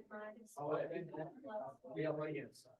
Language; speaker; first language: English; native; English